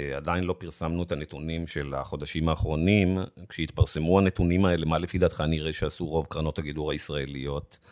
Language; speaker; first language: Hebrew; native; Hebrew